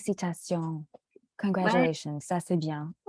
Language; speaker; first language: French; non-native, fluent; English